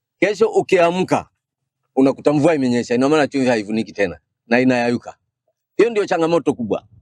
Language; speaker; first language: Swahili; non-native, local second language; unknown